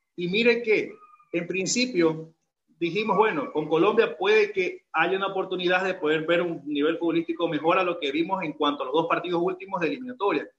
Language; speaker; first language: Spanish; native; Spanish